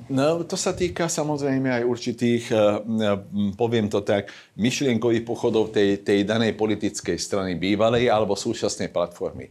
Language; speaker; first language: Slovak; non-native, local second language; Hungarian